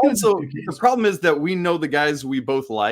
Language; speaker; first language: English; native; English